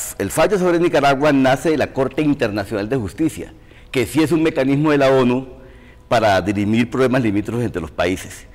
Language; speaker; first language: Spanish; native; Spanish